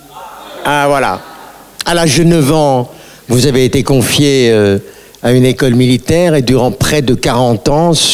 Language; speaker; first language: French; native; French